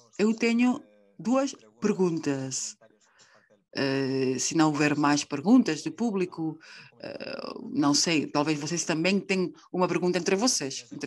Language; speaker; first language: Portuguese; native; Portuguese